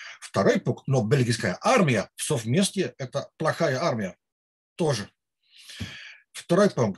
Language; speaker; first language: Russian; non-native, learner; Dutch